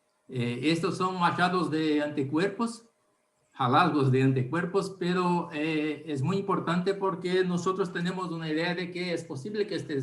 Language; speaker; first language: Spanish; non-native, learner; Portuguese